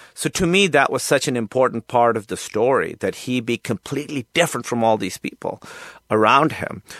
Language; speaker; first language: English; non-native, local second language; Urdu